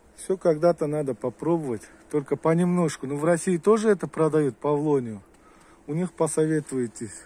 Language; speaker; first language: Russian; non-native, local second language; Uzbek